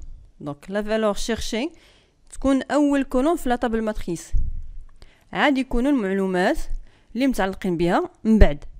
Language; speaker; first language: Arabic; native; Arabic